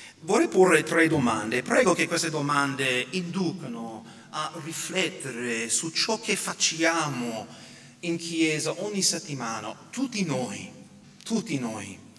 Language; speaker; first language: Italian; non-native, fluent; English